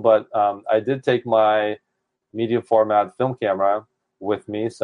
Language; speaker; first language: English; native; English